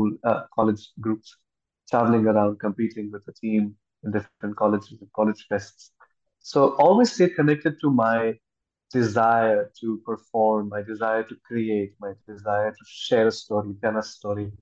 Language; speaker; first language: English; non-native, local second language; Hindi